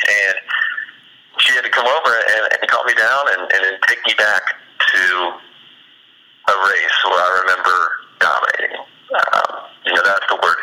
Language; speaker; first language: English; native; English